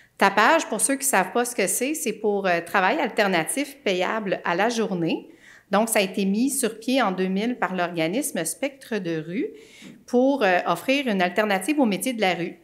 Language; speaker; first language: French; native; French